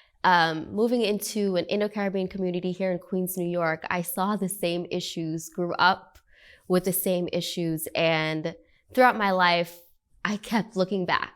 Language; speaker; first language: English; early bilingual, other home language; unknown